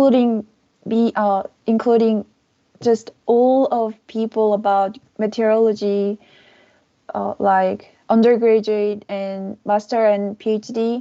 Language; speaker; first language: English; non-native, learner; Korean